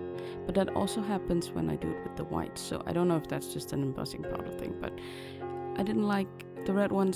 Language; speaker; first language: English; non-native, fluent; Danish